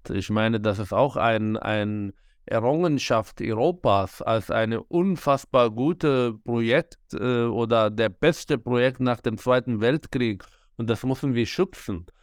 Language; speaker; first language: German; non-native, fluent; Arabic